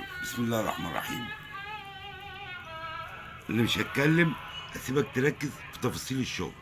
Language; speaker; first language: Arabic; native; Arabic